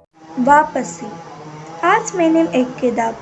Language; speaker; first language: Hindi; non-native, local second language; Malayalam